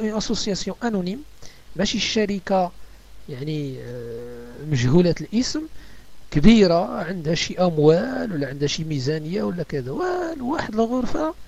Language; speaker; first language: Arabic; native; Arabic